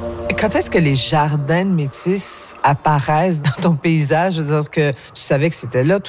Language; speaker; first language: French; native; French